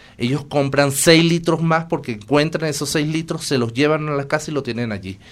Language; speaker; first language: Spanish; native; Spanish